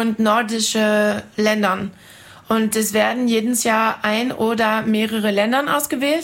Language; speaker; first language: German; non-native, fluent; French